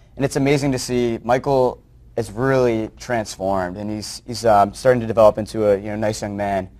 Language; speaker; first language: English; native; English